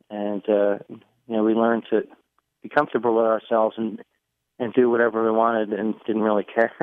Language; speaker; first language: English; native; English